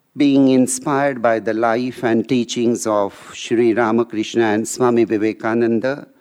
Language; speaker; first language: English; non-native, local second language; Marathi